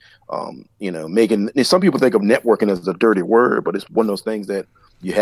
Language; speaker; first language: English; native; English